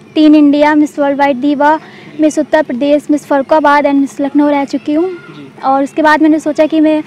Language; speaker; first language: Hindi; native; Hindi